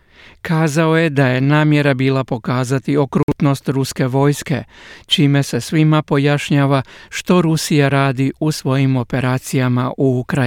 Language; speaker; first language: Croatian; native; Croatian